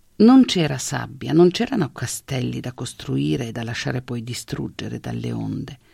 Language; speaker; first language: Italian; non-native, local second language; Slovenian